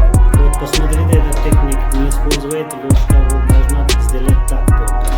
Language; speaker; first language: Russian; non-native, learner; Hindi